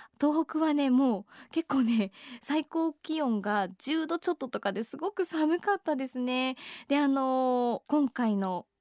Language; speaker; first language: Japanese; native; Japanese